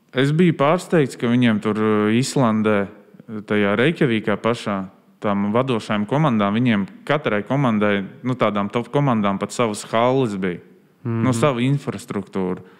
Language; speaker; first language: Latvian; native; Latvian